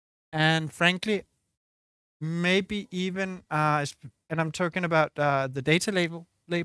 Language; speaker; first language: English; non-native, fluent; Danish